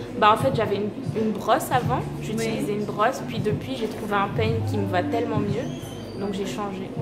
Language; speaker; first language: French; native; French